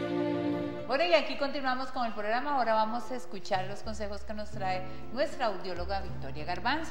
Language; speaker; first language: Spanish; native; Spanish